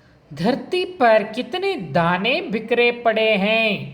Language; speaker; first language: Hindi; non-native, local second language; Kannada